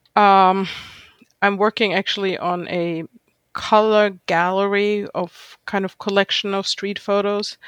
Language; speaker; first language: English; non-native, fluent; German